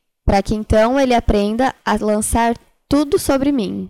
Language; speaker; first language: Portuguese; native; Portuguese